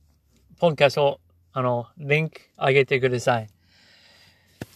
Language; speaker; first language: Japanese; non-native, learner; English